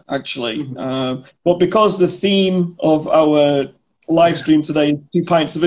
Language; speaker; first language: English; native; English